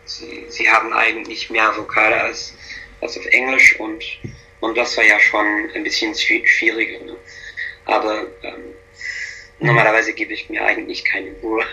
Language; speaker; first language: German; non-native, fluent; English